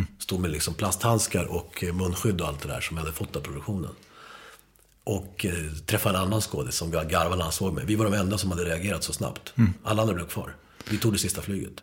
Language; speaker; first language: Swedish; early bilingual, other home language; Spanish